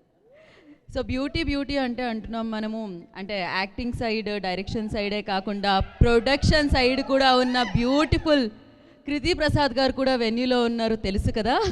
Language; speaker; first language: Telugu; native; Telugu